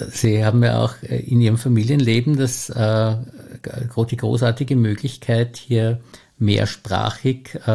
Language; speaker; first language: German; native; German